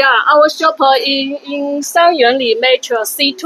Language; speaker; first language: English; non-native, learner; Chinese